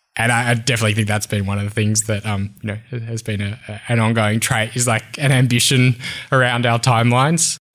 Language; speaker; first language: English; native; English